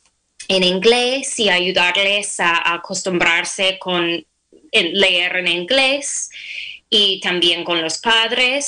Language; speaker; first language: Spanish; non-native, fluent; English